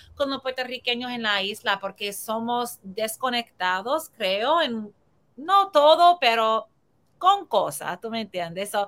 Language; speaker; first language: Spanish; early bilingual, heritage; Spanish